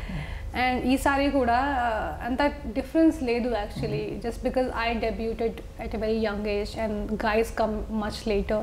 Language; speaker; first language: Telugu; non-native, local second language; Hindi